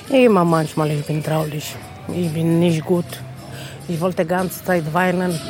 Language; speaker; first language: German; non-native, learner; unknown